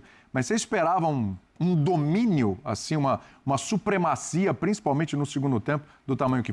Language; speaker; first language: Portuguese; native; Portuguese